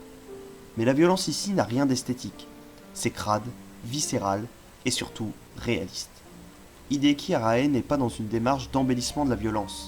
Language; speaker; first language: French; native; French